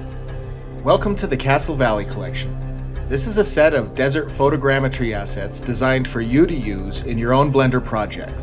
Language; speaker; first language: English; native; English